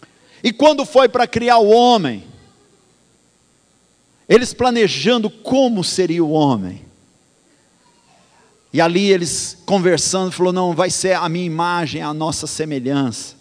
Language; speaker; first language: Portuguese; native; Portuguese